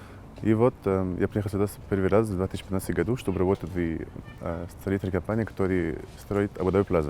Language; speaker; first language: Russian; non-native, learner; Arabic